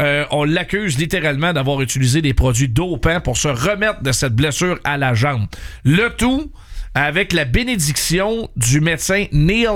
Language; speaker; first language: French; native; French